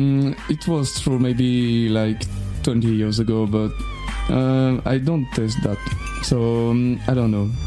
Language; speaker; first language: English; non-native, learner; French